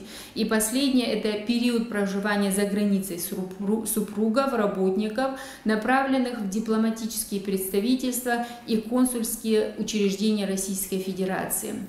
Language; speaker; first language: Russian; native; Russian